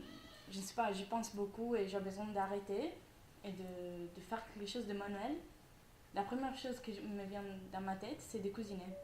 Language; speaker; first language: French; non-native, fluent; Italian